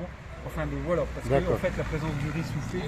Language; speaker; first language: French; native; French